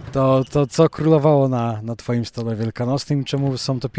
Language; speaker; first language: Polish; native; Polish